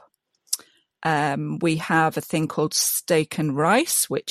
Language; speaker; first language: English; native; English